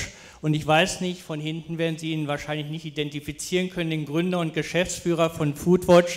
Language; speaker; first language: German; native; German